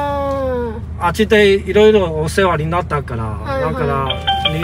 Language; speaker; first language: Japanese; non-native, fluent; Chinese